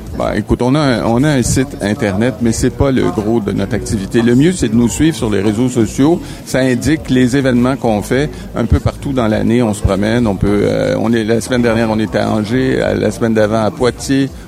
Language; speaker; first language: French; native; French